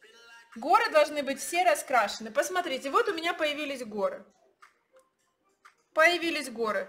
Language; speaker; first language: Russian; native; Russian